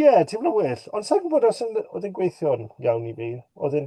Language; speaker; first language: Welsh; native; Welsh